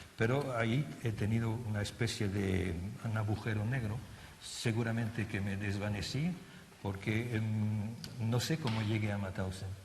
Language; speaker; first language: Spanish; non-native, fluent; German